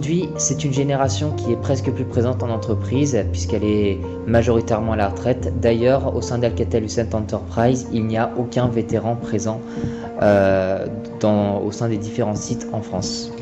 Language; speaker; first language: French; native; French